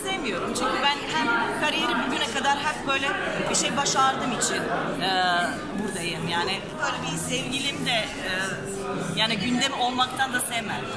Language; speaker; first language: Turkish; non-native, fluent; Serbian